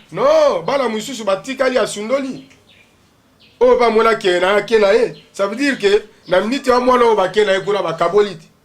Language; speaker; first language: Lingala; native; Lingala